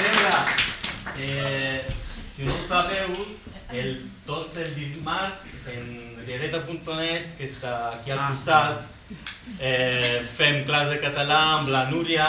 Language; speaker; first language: Catalan; non-native, learner; Spanish